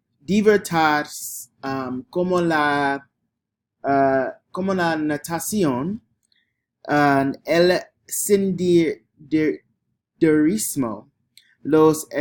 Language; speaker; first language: Spanish; non-native, learner; English